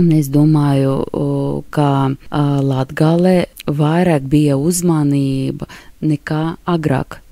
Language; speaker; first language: Latvian; non-native, local second language; Russian